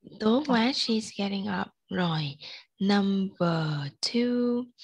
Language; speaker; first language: English; non-native, fluent; Vietnamese